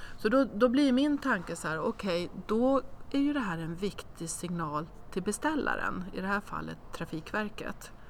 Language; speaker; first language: Swedish; native; Swedish